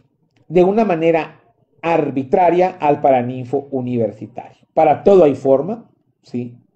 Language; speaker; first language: Spanish; native; Spanish